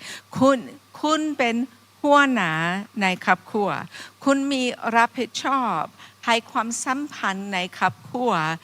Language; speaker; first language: Thai; non-native, fluent; English